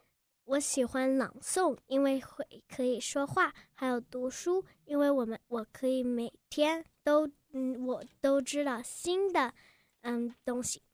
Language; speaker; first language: Chinese; early bilingual, heritage; Chinese